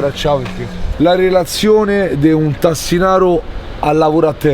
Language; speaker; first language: Italian; native; Italian